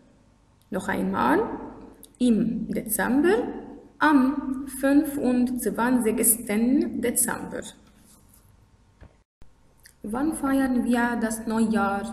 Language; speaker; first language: German; non-native, fluent; Arabic